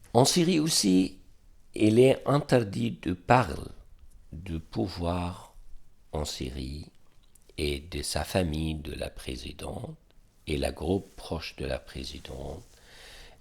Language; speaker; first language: French; non-native, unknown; Arabic